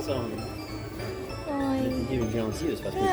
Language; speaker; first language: Swedish; native; Swedish